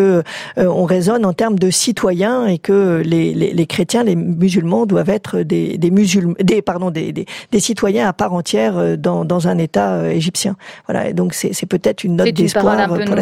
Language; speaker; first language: French; native; French